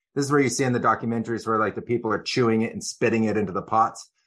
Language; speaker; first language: English; native; English